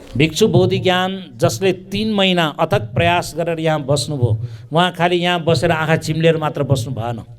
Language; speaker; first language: Nepali; non-native, local second language; Newari